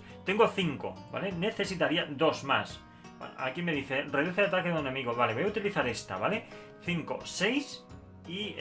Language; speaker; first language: Spanish; native; Spanish